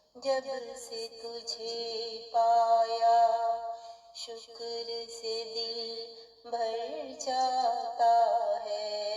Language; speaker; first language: Urdu; native; Urdu